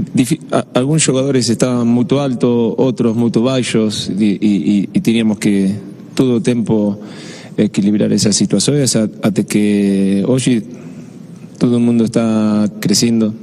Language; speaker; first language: Portuguese; non-native, fluent; Spanish